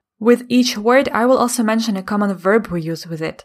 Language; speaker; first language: English; non-native, fluent; Ukrainian